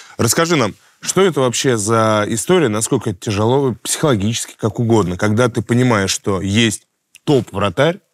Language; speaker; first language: Russian; native; Russian